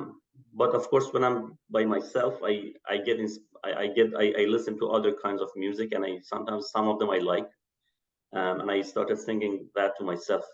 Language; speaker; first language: English; non-native, fluent; Persian